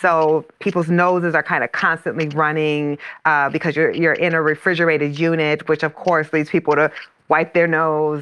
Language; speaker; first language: English; native; English